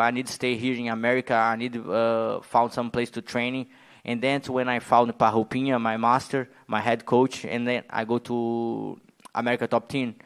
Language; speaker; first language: English; non-native, learner; Portuguese